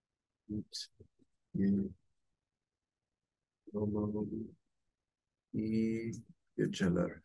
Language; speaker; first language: Turkish; non-native, learner; English